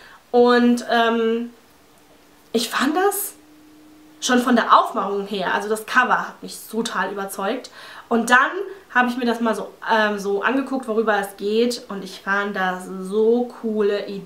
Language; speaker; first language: German; native; German